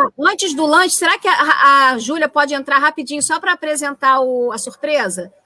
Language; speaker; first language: Portuguese; native; Portuguese